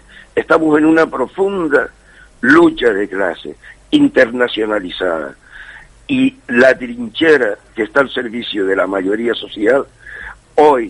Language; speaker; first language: Spanish; native; Spanish